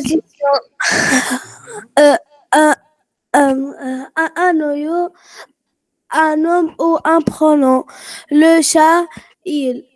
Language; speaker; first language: French; non-native, learner; Arabic